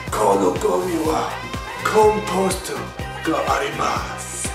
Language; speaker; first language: Japanese; non-native, learner; English